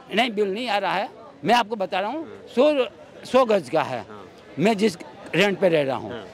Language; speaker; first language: Hindi; non-native, local second language; Gujarati